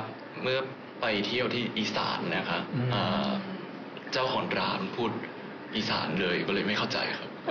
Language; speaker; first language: Thai; non-native, fluent; Japanese